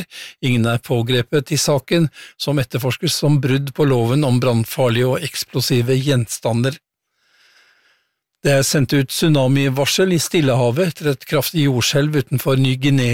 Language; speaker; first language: Norwegian; native; Norwegian